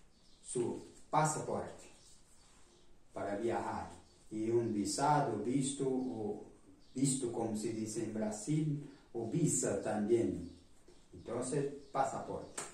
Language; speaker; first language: Spanish; non-native, fluent; Portuguese